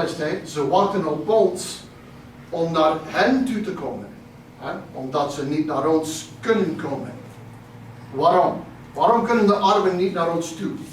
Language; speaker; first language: Dutch; non-native, fluent; English